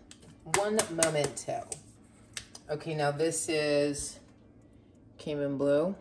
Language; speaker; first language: English; native; English